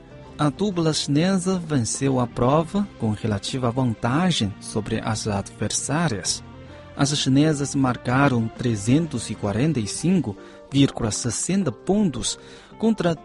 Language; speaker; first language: Portuguese; non-native, fluent; Chinese